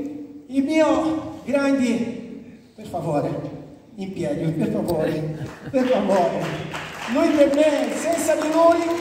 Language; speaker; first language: Italian; non-native, fluent; Portuguese